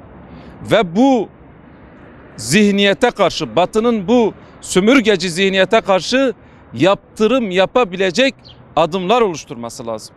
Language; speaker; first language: Turkish; non-native, local second language; Kurdish